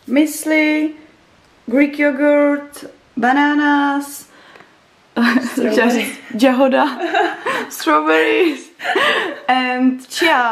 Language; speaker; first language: English; non-native, learner; Czech